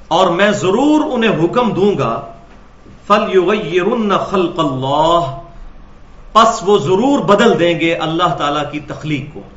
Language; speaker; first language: Urdu; non-native, local second language; Punjabi